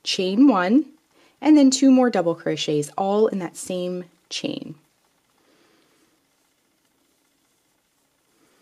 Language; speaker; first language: English; native; English